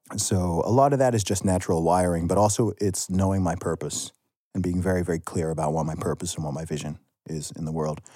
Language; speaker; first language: English; native; English